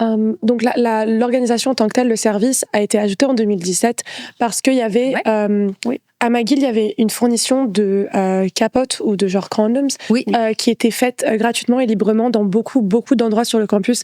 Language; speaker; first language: French; native; French